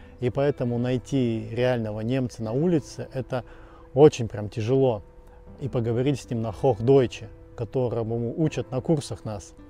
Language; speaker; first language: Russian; native; Russian